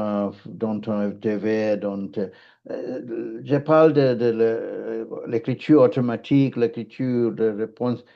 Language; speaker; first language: French; non-native, fluent; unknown